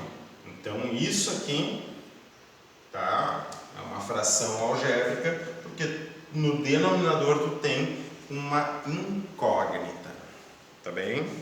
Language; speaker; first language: Portuguese; native; Portuguese